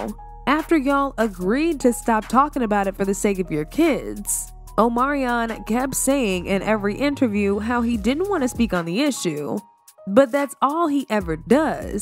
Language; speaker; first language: English; native; English